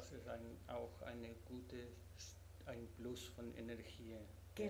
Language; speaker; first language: German; non-native, learner; Spanish